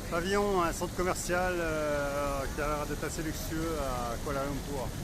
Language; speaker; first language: French; native; French